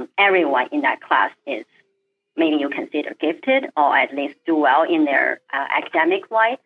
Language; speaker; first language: English; non-native, fluent; Chinese